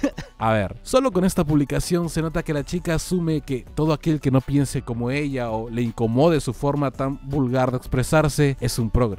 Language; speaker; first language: Spanish; native; Spanish